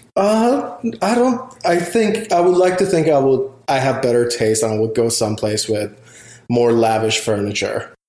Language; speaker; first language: English; non-native, fluent; Persian